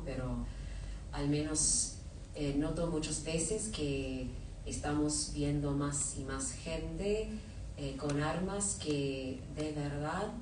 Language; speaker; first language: Spanish; non-native, fluent; English